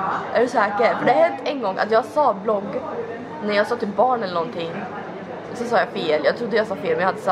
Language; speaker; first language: Swedish; early bilingual, other home language; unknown